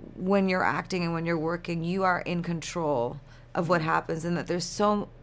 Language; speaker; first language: English; native; English